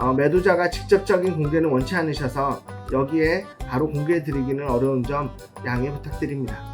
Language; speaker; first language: Korean; native; Korean